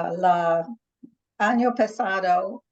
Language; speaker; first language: Spanish; non-native, learner; English